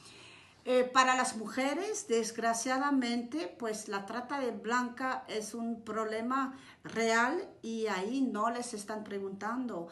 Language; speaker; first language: Spanish; non-native, fluent; French